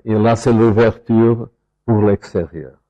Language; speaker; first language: French; non-native, fluent; Portuguese